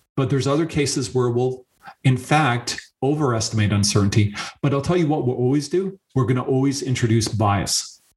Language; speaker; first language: English; native; English